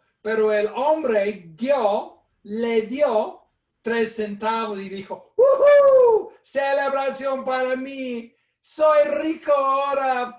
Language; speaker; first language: Spanish; non-native, fluent; English